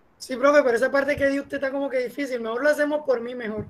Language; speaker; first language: Spanish; native; Spanish